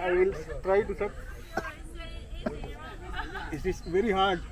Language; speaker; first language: English; non-native, local second language; Hindi